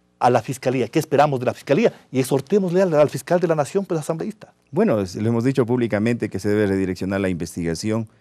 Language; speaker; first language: Spanish; native; Spanish